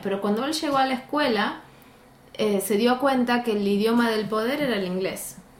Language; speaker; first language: Spanish; native; Spanish